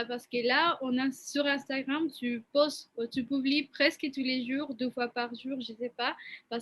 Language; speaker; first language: French; non-native, fluent; Spanish